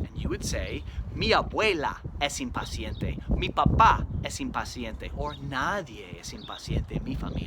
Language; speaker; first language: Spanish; non-native, fluent; English